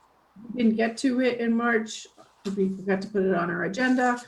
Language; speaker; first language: English; native; English